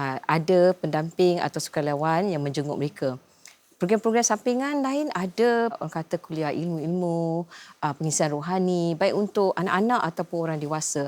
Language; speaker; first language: Malay; native; Malay